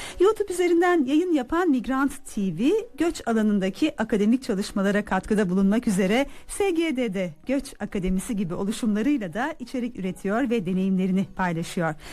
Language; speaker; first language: Turkish; native; Turkish